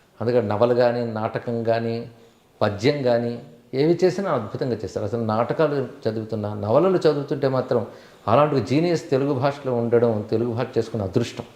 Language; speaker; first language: Telugu; native; Telugu